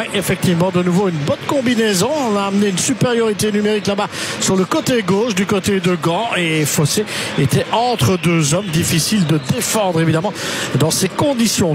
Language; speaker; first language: French; native; French